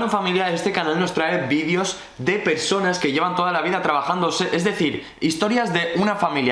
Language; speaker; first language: Spanish; native; Spanish